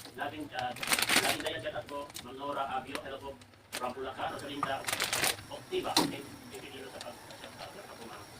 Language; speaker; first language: Filipino; non-native, local second language; Iloko